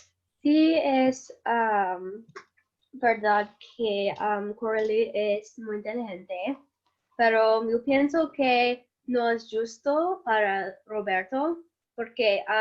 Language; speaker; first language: Spanish; non-native, learner; English